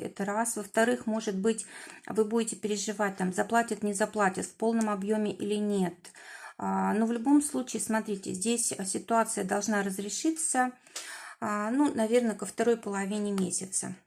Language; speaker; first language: Russian; native; Russian